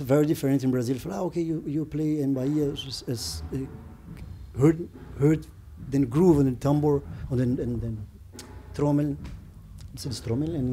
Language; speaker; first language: English; non-native, learner; Portuguese